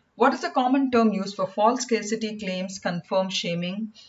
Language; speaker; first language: English; non-native, local second language; Kannada